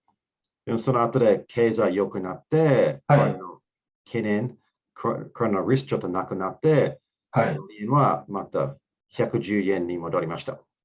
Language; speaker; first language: Japanese; non-native, learner; English